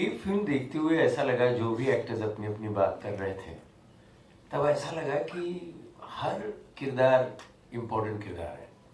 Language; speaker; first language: Hindi; native; Hindi